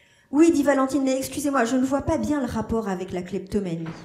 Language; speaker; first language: French; native; French